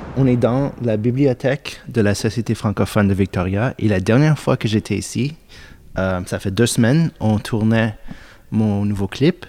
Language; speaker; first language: French; non-native, local second language; English